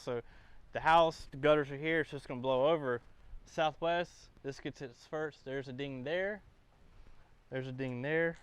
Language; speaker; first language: English; native; English